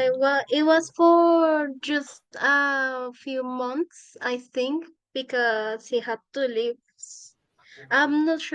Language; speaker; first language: English; non-native, learner; Spanish